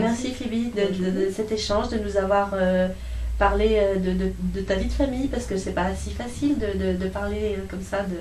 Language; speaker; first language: French; native; French